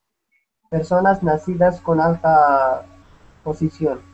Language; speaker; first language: Spanish; non-native, learner; Arabic